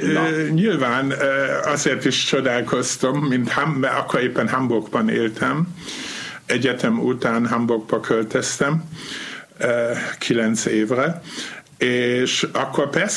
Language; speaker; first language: Hungarian; non-native, fluent; German